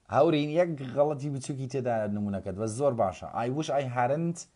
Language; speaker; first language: English; non-native, fluent; Central Kurdish